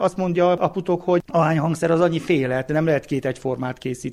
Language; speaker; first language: Hungarian; native; Hungarian